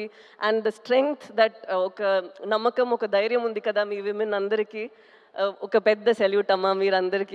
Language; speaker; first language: Telugu; non-native, fluent; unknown